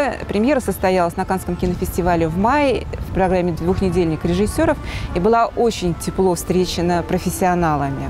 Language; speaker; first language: Russian; native; Russian